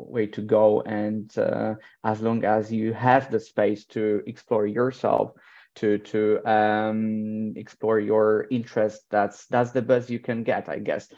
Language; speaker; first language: English; non-native, fluent; Polish